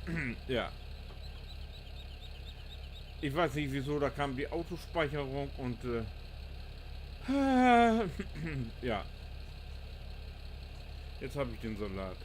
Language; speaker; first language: German; native; German